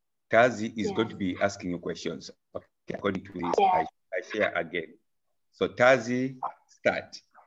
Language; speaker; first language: English; non-native, local second language; Bemba